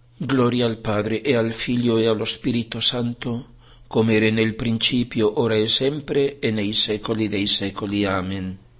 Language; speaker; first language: Italian; non-native, fluent; Spanish